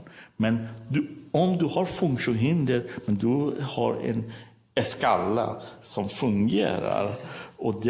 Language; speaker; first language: Swedish; non-native, learner; Persian